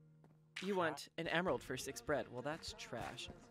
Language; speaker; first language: English; native; English